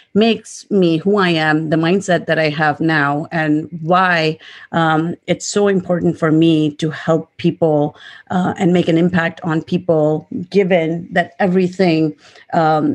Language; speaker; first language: English; non-native, local second language; Gujarati